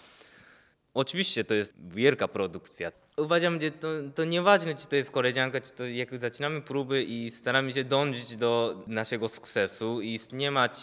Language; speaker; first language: Polish; non-native, fluent; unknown